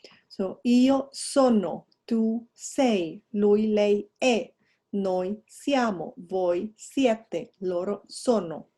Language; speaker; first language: Italian; non-native, fluent; English